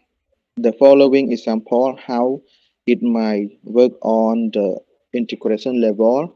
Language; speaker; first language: English; non-native, learner; Khmer